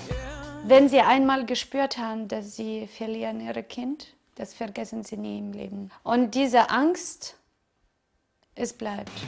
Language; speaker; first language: German; non-native, fluent; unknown